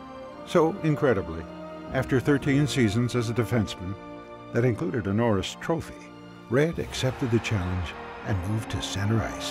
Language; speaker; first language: English; native; English